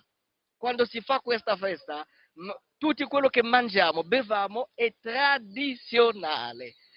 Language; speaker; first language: Italian; non-native, fluent; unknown